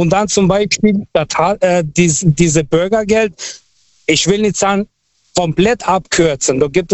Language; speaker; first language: German; non-native, fluent; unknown